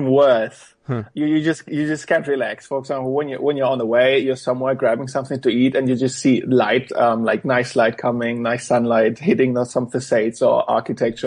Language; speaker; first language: English; non-native, fluent; German